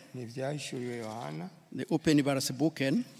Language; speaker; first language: Swedish; non-native, learner; Rundi